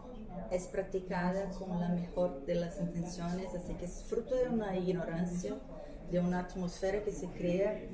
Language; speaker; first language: Spanish; non-native, fluent; Portuguese